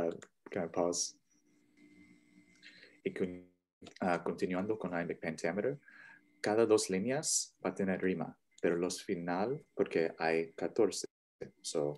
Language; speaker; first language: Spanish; non-native, learner; English